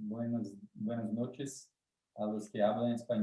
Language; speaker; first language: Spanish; non-native, learner; Portuguese